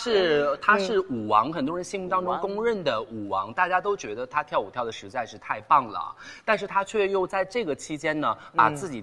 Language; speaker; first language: Chinese; native; Chinese